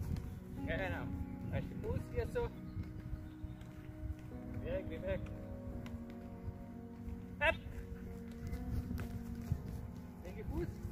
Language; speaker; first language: German; non-native, learner; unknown